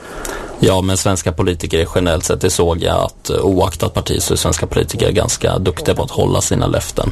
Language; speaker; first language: Swedish; native; Swedish